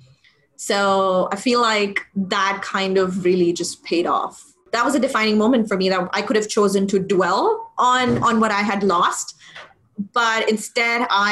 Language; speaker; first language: English; non-native, local second language; Urdu